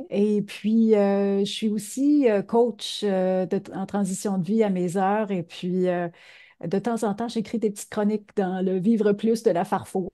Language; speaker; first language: French; native; French